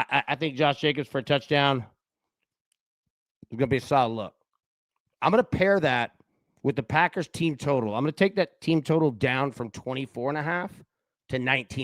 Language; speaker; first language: English; native; English